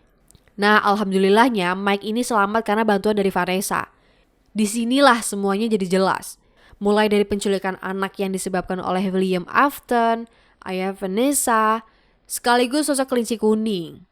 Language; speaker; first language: Indonesian; native; Indonesian